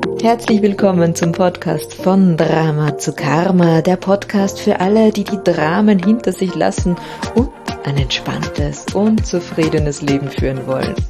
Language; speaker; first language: German; native; German